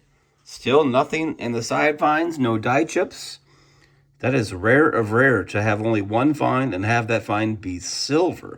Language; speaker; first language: English; native; English